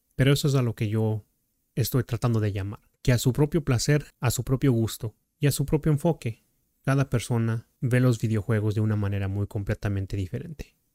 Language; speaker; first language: Spanish; early bilingual, heritage; Spanish